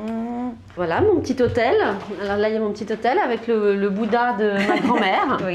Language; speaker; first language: French; native; French